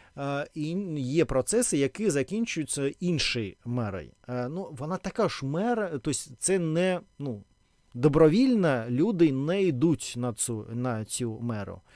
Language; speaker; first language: Ukrainian; non-native, local second language; Russian